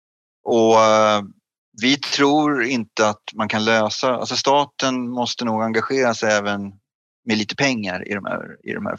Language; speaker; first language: Swedish; native; Swedish